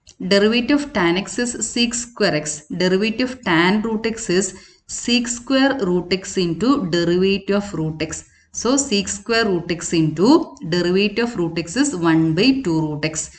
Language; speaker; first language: English; non-native, local second language; Malayalam